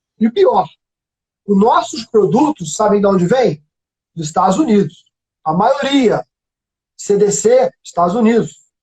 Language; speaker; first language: Portuguese; native; Portuguese